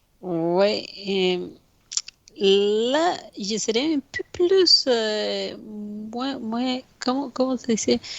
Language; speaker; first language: French; non-native, fluent; Spanish